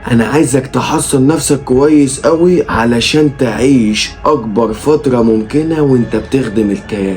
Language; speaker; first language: Arabic; native; Arabic